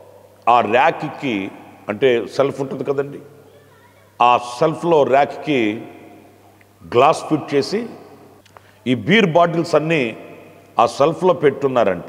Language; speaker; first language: Telugu; native; Telugu